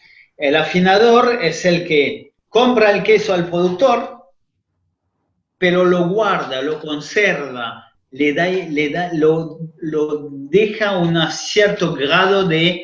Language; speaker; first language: Spanish; non-native, fluent; French